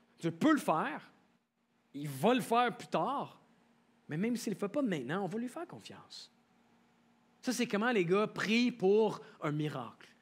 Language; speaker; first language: French; native; French